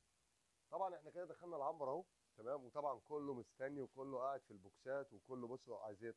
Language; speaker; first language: Arabic; native; Arabic